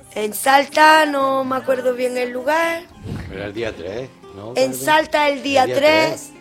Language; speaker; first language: Spanish; native; Spanish